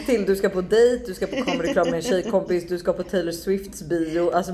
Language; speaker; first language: Swedish; native; Swedish